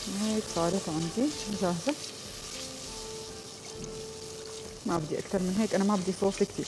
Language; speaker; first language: Arabic; native; Arabic